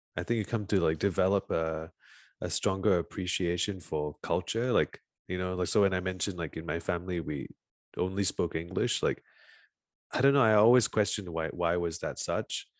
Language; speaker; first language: English; native; English